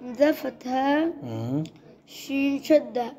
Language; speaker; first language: Arabic; non-native, learner; Urdu